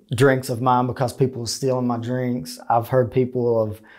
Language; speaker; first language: English; native; English